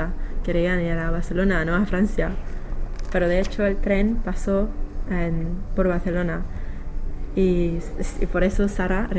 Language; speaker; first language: Spanish; non-native, learner; English